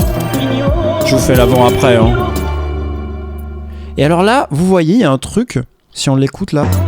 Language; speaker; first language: French; native; French